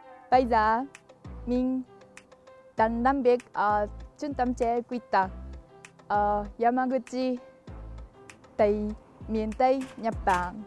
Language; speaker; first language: Vietnamese; non-native, learner; Japanese